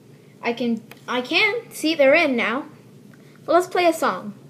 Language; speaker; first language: English; native; English